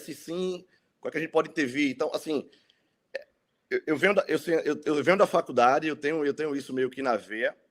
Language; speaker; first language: Portuguese; native; Portuguese